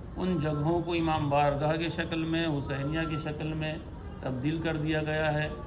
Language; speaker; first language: Urdu; native; Urdu